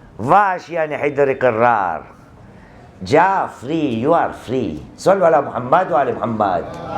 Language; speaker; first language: Urdu; non-native, local second language; Gujarati